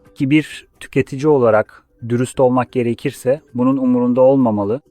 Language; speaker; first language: Turkish; non-native, fluent; Polish